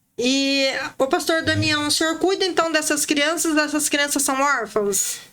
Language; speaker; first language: Portuguese; native; Portuguese